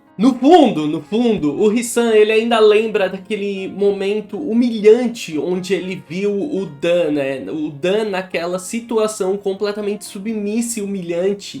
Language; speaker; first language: Portuguese; native; Portuguese